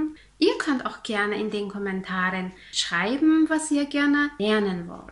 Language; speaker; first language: German; non-native, fluent; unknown